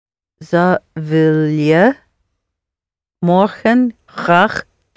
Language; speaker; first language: Dutch; non-native, learner; English